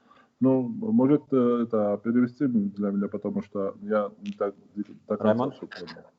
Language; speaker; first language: Russian; non-native, fluent; Georgian